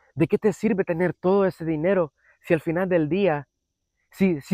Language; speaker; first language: Spanish; early bilingual, heritage; Spanish